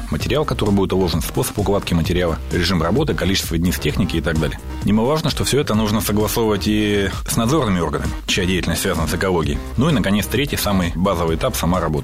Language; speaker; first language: Russian; native; Russian